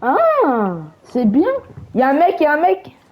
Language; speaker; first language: French; native; French